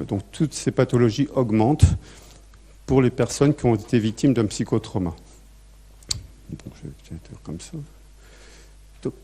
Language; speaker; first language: French; native; French